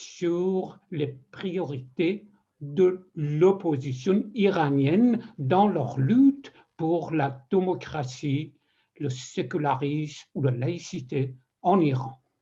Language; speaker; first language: French; non-native, fluent; Persian